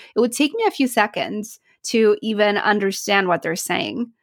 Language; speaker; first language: English; non-native, fluent; Polish